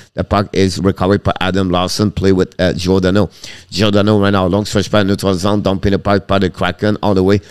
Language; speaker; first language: English; non-native, fluent; French